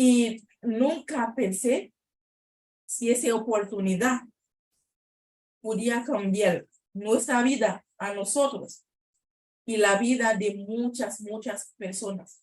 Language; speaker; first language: Spanish; non-native, learner; Haitian Creole